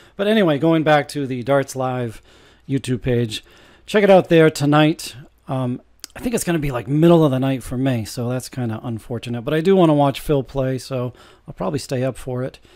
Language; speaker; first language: English; native; English